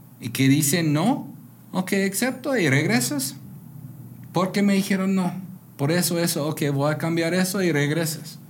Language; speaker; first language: Spanish; non-native, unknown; English